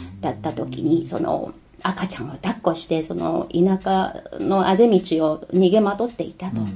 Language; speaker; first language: Japanese; non-native, fluent; Chinese